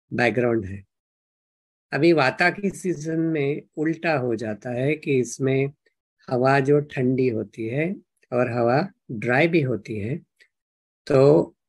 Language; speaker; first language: Hindi; non-native, local second language; Marathi